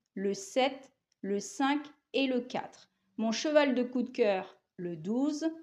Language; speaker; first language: French; native; French